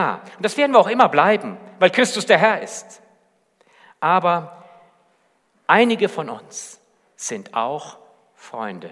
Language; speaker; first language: German; native; German